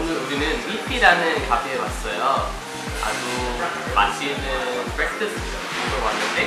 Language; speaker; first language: Korean; non-native, fluent; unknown